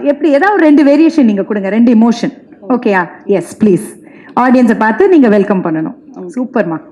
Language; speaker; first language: Tamil; native; Tamil